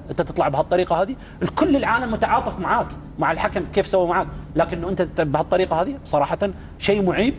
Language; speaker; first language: Arabic; native; Arabic